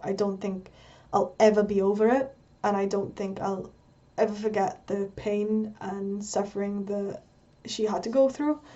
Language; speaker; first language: English; native; English